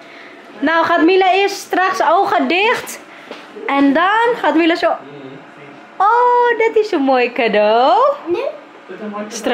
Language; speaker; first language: Dutch; non-native, learner; Filipino